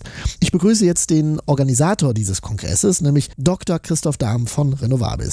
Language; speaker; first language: German; native; German